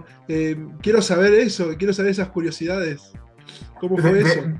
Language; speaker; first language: Spanish; native; Spanish